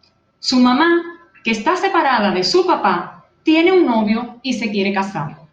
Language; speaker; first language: Spanish; native; Spanish